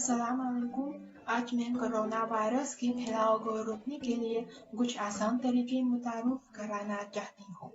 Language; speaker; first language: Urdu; non-native, learner; Chinese